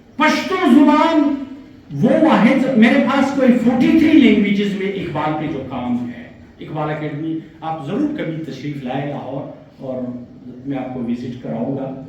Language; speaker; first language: Urdu; non-native, local second language; Pashto